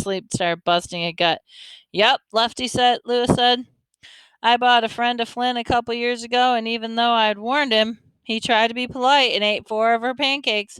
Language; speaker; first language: English; native; English